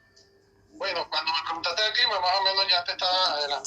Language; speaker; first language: Spanish; native; Spanish